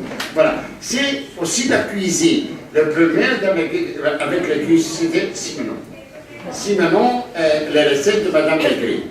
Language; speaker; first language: French; non-native, fluent; Greek